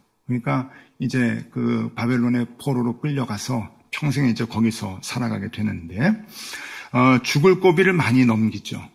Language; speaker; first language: Korean; native; Korean